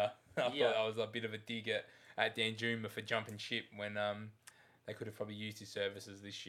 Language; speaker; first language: English; native; English